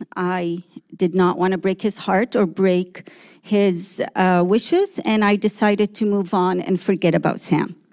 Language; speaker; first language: English; early bilingual, other home language; Arabic